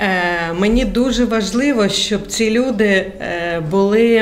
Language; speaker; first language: Ukrainian; non-native, local second language; Russian